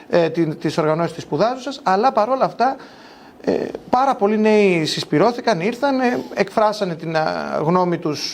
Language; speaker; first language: Greek; native; Greek